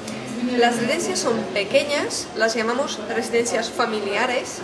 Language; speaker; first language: Spanish; non-native, fluent; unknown